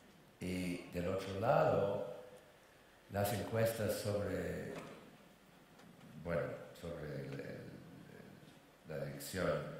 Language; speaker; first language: Spanish; non-native, fluent; English